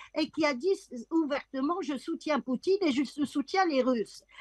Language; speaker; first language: French; non-native, local second language; Arabic